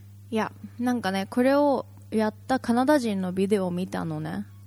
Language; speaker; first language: Japanese; native; Japanese